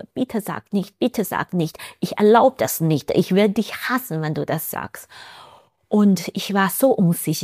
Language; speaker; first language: German; non-native, fluent; Chinese